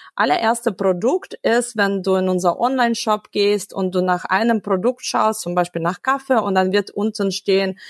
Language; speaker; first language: German; non-native, fluent; Russian